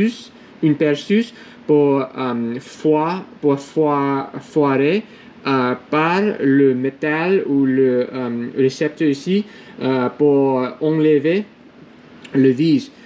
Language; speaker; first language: French; non-native, learner; English